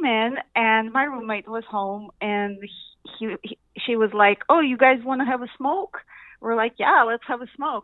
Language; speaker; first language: English; non-native, fluent; Russian